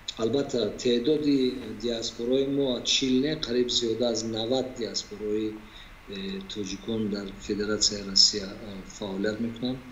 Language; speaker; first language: Tajik; native; Tajik